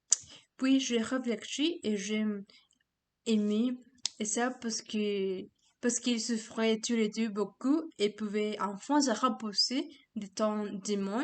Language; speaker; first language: French; non-native, learner; Spanish